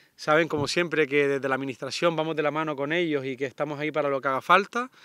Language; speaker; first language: Spanish; native; Spanish